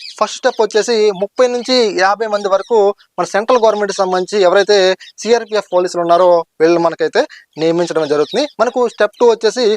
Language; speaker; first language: Telugu; native; Telugu